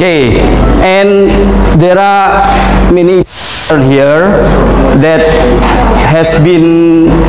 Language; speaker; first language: English; non-native, fluent; Indonesian